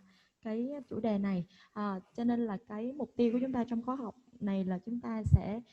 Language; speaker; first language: Vietnamese; native; Vietnamese